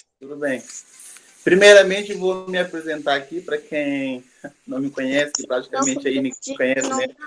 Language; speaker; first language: Portuguese; non-native, local second language; Kabuverdianu